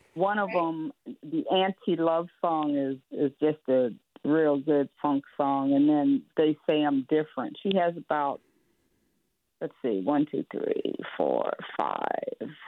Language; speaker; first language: English; native; English